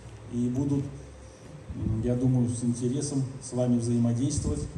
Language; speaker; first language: Russian; native; Russian